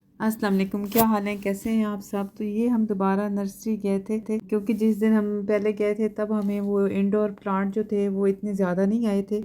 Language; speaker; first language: Urdu; native; Urdu